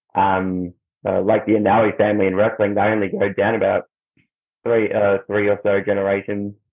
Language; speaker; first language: English; native; English